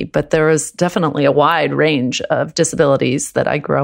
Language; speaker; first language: English; early bilingual, other home language; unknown